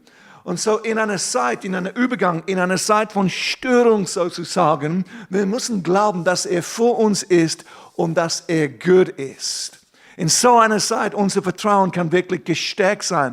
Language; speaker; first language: German; non-native, fluent; English